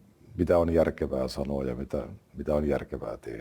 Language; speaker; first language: Finnish; native; Finnish